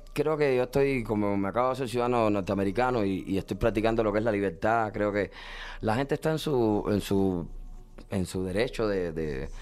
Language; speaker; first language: Spanish; native; Spanish